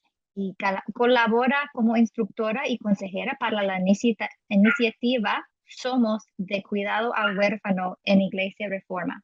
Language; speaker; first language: Spanish; non-native, fluent; English